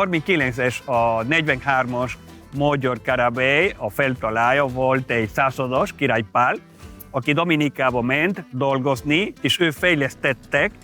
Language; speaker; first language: Hungarian; non-native, fluent; Spanish